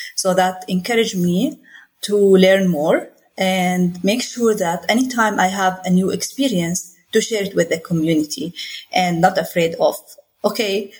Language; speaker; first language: English; non-native, fluent; Arabic